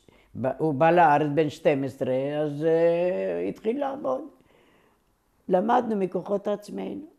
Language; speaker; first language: Hebrew; non-native, local second language; Ladino